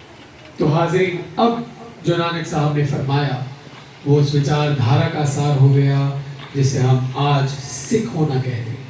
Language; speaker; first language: Hindi; native; Hindi